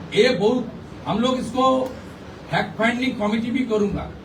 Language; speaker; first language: Hindi; non-native, local second language; Bangla